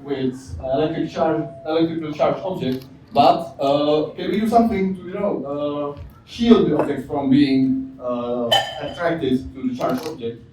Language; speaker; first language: English; non-native, fluent; Czech